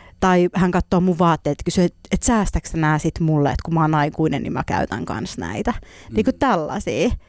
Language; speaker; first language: Finnish; native; Finnish